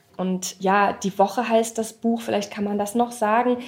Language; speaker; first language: German; native; German